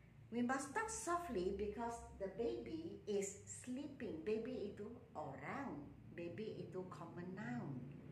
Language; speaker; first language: English; non-native, local second language; Malay